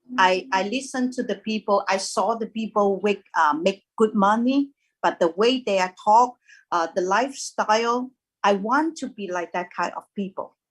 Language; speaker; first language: English; non-native, learner; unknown